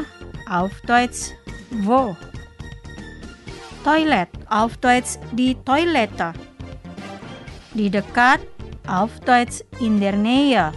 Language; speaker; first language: German; non-native, fluent; Indonesian